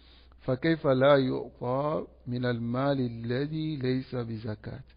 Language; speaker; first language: Arabic; non-native, fluent; French